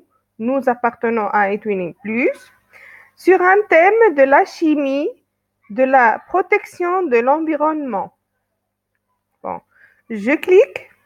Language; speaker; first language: French; non-native, local second language; Arabic